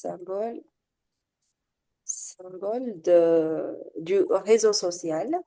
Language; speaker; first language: French; non-native, fluent; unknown